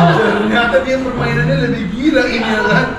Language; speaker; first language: Indonesian; native; Indonesian